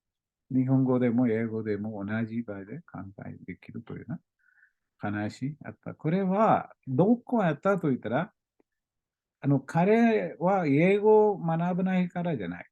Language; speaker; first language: Japanese; non-native, learner; Malayalam